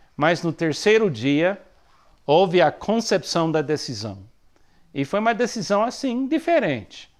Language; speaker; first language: Portuguese; non-native, fluent; English